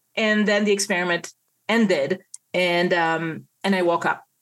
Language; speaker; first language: English; non-native, fluent; Hebrew